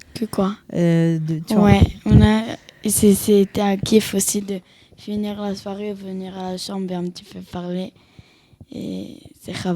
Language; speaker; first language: French; early bilingual, heritage; French